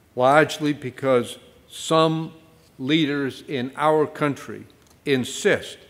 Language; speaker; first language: English; native; English